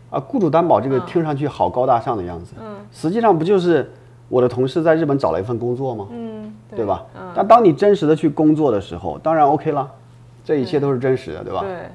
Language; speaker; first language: Chinese; native; Chinese